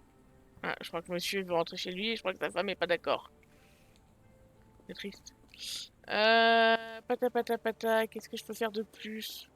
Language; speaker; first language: French; native; French